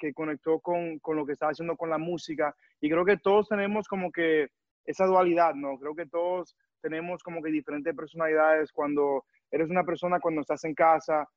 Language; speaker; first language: Spanish; early bilingual, heritage; Spanish